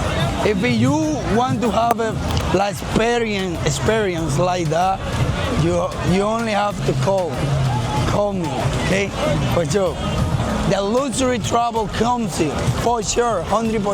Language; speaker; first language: English; non-native, learner; Spanish